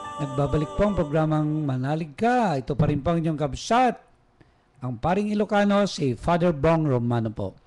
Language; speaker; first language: Filipino; non-native, local second language; Iloko